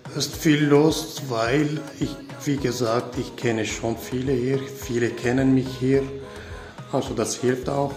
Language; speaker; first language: German; non-native, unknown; Kurdish